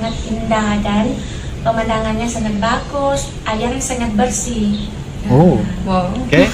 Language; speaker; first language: Indonesian; non-native, learner; Thai